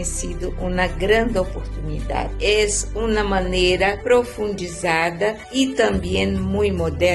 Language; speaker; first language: Spanish; non-native, fluent; Portuguese